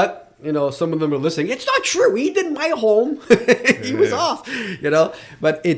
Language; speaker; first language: English; non-native, local second language; French